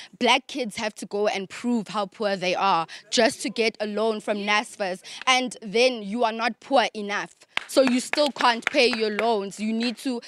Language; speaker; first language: English; non-native, local second language; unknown